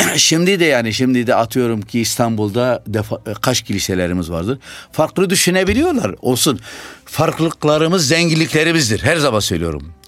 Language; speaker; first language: Turkish; non-native, fluent; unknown